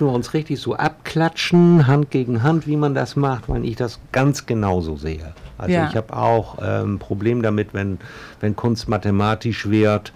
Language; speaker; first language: German; native; German